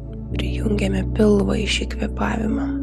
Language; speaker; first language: Lithuanian; native; Lithuanian